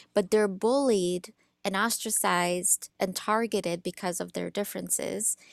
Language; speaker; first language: English; early bilingual, other home language; Russian